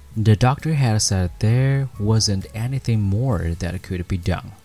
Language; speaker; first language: English; non-native, fluent; Chinese